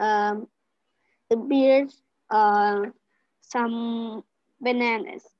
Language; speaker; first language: English; non-native, learner; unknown